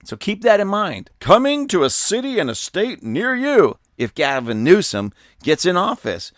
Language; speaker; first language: English; native; English